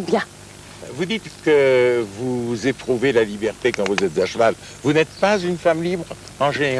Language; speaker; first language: French; early bilingual, other home language; Russian